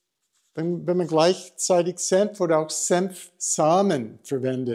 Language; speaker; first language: German; non-native, fluent; English